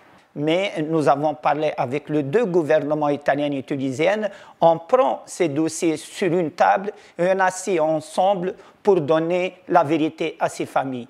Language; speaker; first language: French; non-native, local second language; Arabic